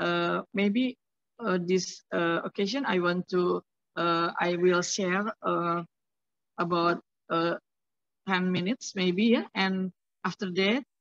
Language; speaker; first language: English; non-native, learner; Indonesian